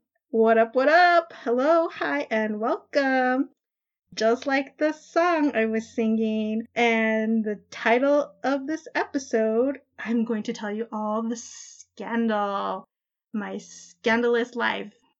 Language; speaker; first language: English; native; English